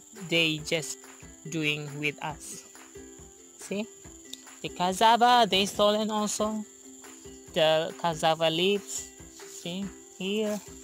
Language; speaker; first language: English; non-native, learner; Indonesian